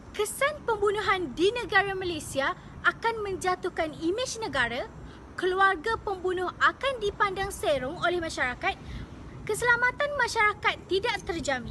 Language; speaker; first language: Malay; native; Malay